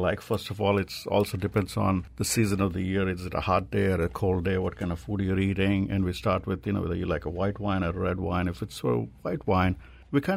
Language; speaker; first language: English; non-native, local second language; Telugu